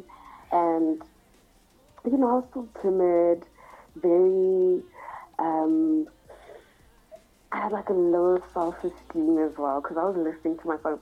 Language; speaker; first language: English; non-native, local second language; Southern Sotho